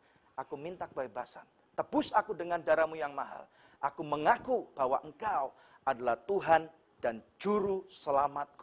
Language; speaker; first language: Indonesian; native; Indonesian